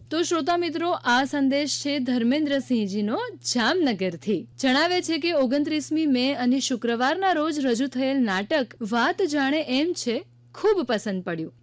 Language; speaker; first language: Gujarati; native; Gujarati